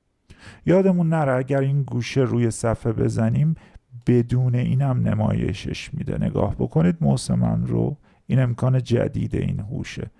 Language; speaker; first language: Persian; native; Persian